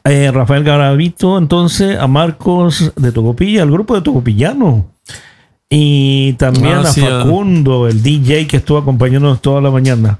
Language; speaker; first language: Spanish; native; Spanish